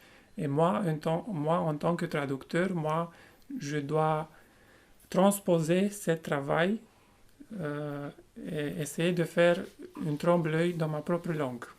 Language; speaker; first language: French; non-native, fluent; Romanian